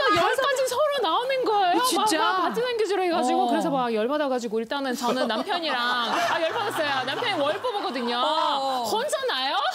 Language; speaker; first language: Korean; non-native, fluent; Russian